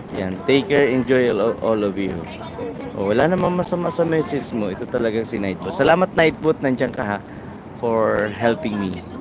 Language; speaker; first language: Filipino; non-native, local second language; Bikol